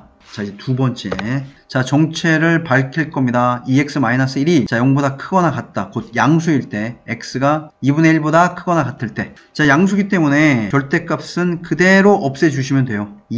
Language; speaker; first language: Korean; native; Korean